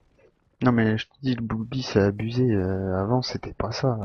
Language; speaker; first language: French; native; French